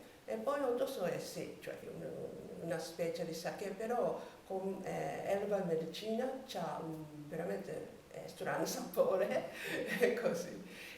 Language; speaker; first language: Italian; non-native, learner; Japanese